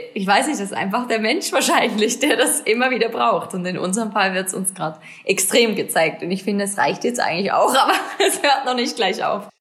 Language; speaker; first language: German; native; German